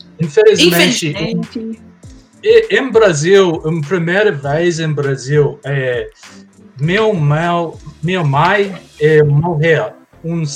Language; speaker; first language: Portuguese; non-native, learner; English